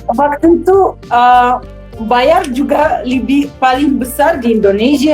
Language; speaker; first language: Indonesian; non-native, fluent; Russian